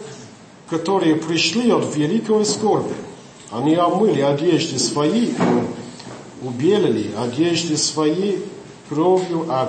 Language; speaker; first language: Russian; non-native, fluent; English